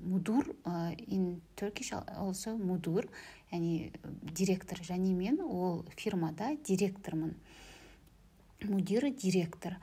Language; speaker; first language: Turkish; non-native, learner; Kazakh